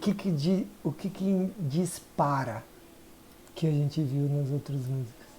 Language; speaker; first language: Portuguese; native; Portuguese